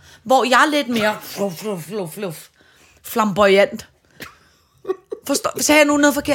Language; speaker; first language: Danish; native; Danish